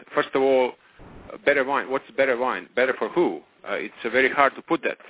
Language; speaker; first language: English; non-native, fluent; Croatian